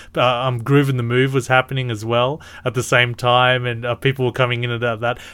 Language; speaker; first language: English; early bilingual, other home language; Filipino